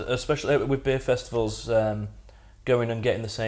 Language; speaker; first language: English; native; English